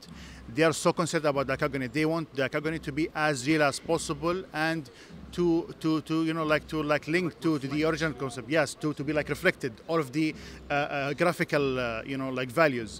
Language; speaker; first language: English; non-native, fluent; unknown